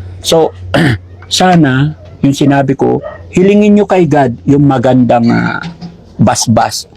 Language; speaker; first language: Filipino; non-native, local second language; Pangasinan